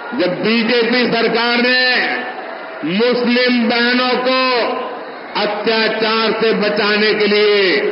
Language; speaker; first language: Hindi; non-native, local second language; Gujarati